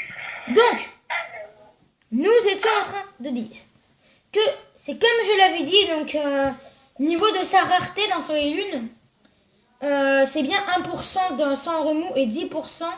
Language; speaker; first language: French; native; French